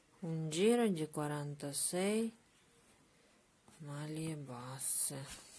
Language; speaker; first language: Italian; non-native, learner; Russian